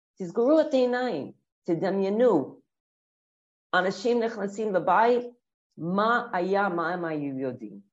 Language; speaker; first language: Hebrew; non-native, fluent; English